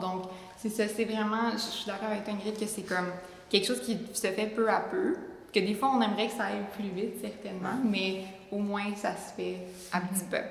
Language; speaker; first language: French; native; French